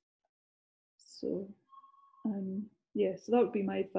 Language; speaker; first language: English; native; English